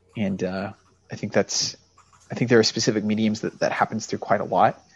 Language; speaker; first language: English; native; English